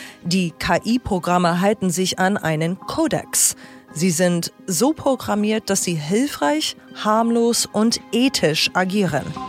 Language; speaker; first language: German; non-native, fluent; English